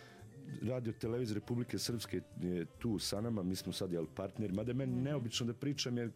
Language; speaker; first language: Serbian; native; Serbian